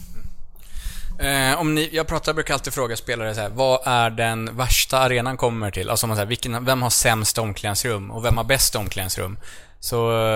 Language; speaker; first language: Swedish; native; Swedish